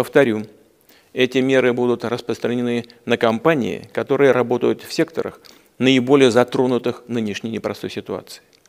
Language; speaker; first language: Russian; native; Russian